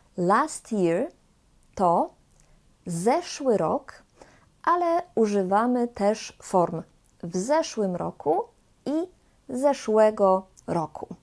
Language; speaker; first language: Polish; native; Polish